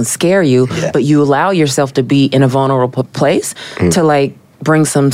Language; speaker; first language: English; native; English